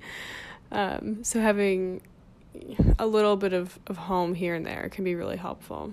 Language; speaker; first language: English; native; English